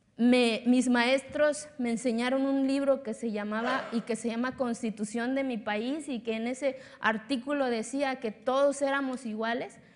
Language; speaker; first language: Spanish; non-native, local second language; Zapotec